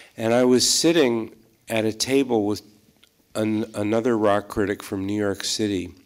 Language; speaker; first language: English; native; English